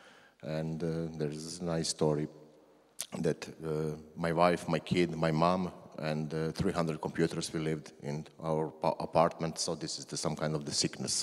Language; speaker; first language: English; non-native, learner; Croatian